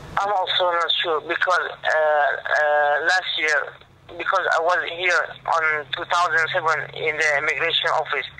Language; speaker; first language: English; non-native, learner; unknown